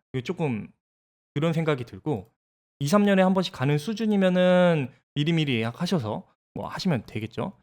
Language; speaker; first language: Korean; native; Korean